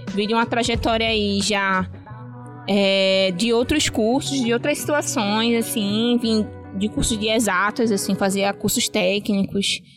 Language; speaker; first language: Portuguese; native; Portuguese